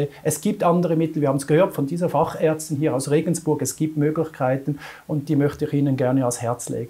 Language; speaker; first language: German; native; German